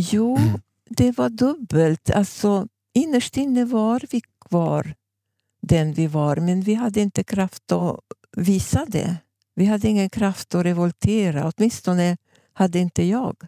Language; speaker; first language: Swedish; non-native, fluent; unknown